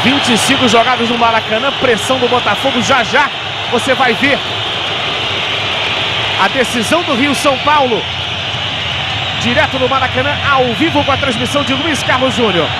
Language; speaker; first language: Portuguese; native; Portuguese